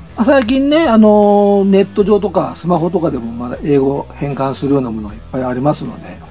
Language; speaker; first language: Japanese; native; Japanese